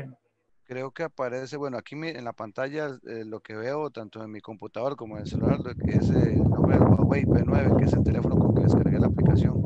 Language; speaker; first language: Spanish; native; Spanish